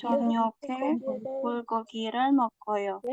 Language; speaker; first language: Korean; non-native, learner; Indonesian